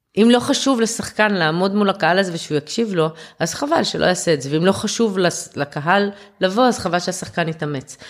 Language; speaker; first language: Hebrew; early bilingual, other home language; German